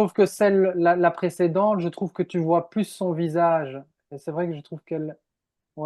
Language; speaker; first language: French; native; French